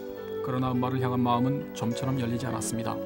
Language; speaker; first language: Korean; native; Korean